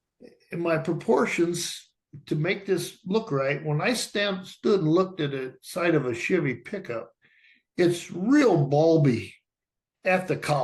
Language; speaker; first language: English; native; English